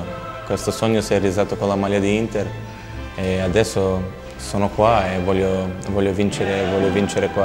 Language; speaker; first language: Italian; non-native, fluent; Macedonian